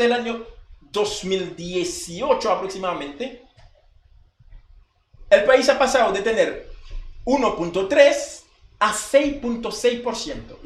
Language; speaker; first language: Spanish; non-native, fluent; Haitian Creole